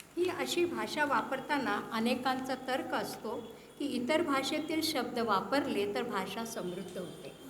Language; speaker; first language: Marathi; early bilingual, heritage; Marathi